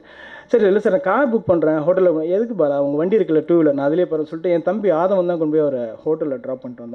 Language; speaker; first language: Tamil; native; Tamil